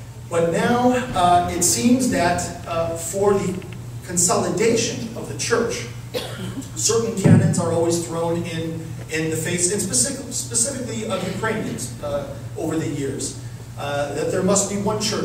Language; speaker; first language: English; early bilingual, other home language; Ukrainian